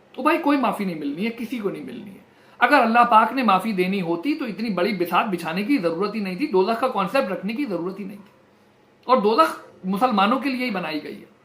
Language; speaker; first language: Urdu; non-native, local second language; Punjabi